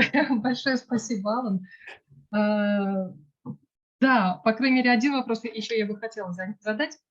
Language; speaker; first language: Russian; native; Russian